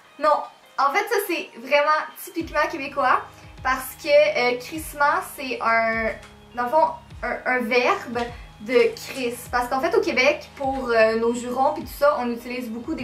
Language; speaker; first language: French; native; French